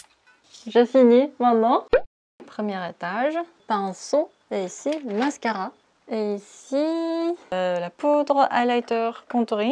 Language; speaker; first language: French; non-native, fluent; Korean